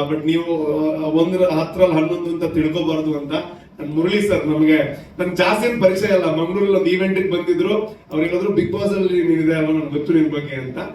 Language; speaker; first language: Kannada; non-native, local second language; Tulu